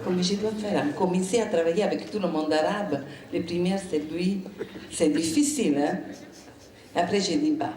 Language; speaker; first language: French; non-native, learner; Italian